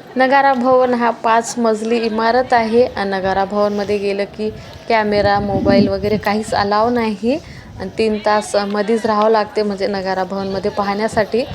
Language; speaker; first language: Marathi; non-native, local second language; Lambadi